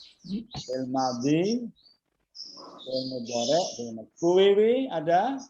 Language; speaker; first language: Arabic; non-native, fluent; Indonesian